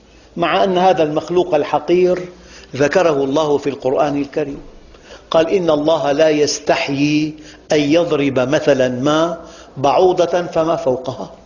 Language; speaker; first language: Arabic; native; Arabic